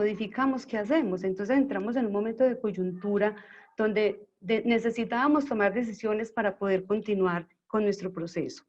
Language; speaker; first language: Spanish; native; Spanish